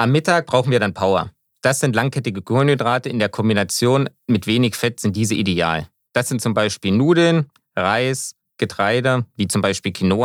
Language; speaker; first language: German; native; German